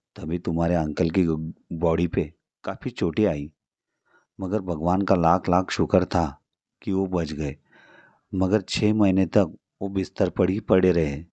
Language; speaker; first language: Hindi; non-native, local second language; Marathi